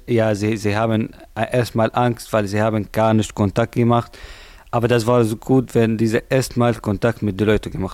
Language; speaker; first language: German; non-native, learner; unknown